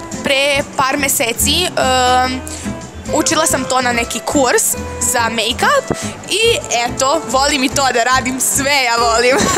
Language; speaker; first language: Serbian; early bilingual, heritage; Serbian